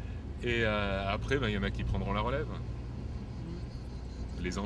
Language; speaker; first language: French; native; French